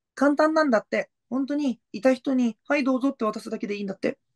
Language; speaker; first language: Japanese; native; Japanese